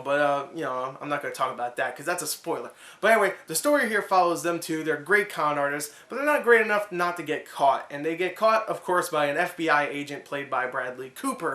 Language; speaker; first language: English; native; English